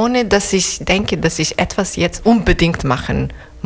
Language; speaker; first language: German; non-native, fluent; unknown